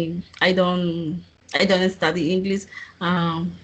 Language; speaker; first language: English; non-native, learner; Spanish